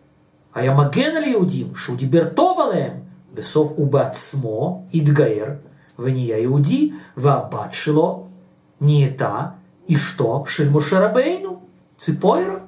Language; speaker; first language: Hebrew; non-native, fluent; Russian